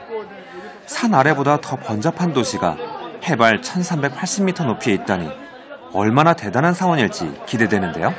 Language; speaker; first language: Korean; native; Korean